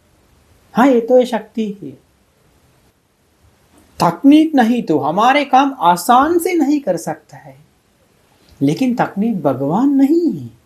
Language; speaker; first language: Hindi; non-native, fluent; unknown